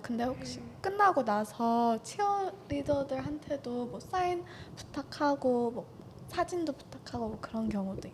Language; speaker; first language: Korean; early bilingual, heritage; Korean